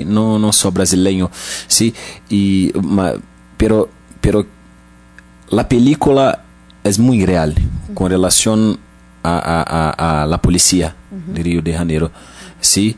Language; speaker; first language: Spanish; non-native, learner; Portuguese